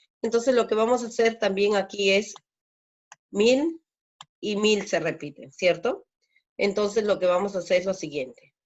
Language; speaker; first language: Spanish; native; Spanish